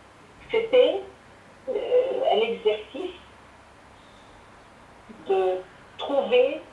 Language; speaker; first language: French; non-native, fluent; Arabic